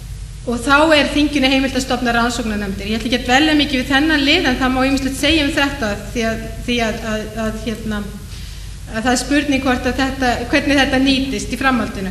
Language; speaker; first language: Icelandic; native; Icelandic